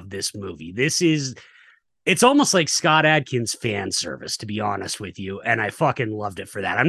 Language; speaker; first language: English; native; English